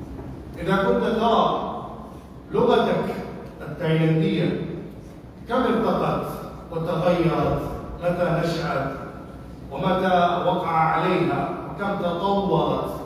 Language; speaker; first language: Arabic; non-native, fluent; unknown